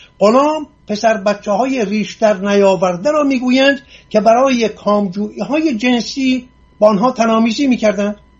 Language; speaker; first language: Persian; non-native, local second language; Assyrian Neo-Aramaic